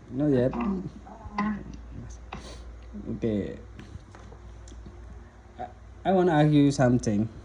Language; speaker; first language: English; non-native, learner; Indonesian